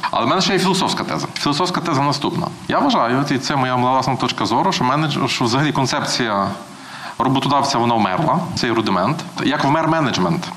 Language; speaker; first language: Ukrainian; native; Ukrainian